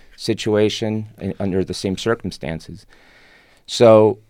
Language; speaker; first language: English; non-native, fluent; Spanish